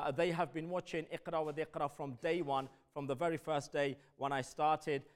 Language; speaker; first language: English; early bilingual, other home language; Urdu